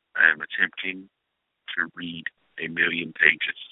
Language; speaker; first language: English; native; English